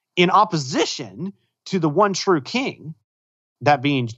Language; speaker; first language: English; native; English